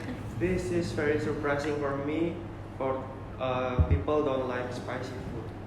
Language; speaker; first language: English; non-native, learner; Indonesian